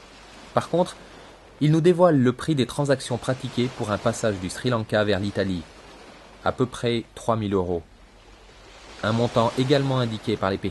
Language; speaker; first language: French; native; French